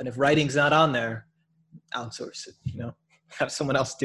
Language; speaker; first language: English; native; English